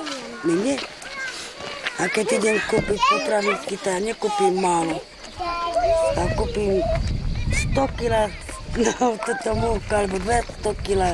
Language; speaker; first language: Slovak; non-native, local second language; Hungarian